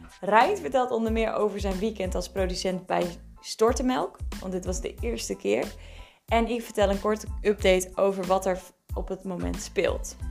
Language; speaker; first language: Dutch; native; Dutch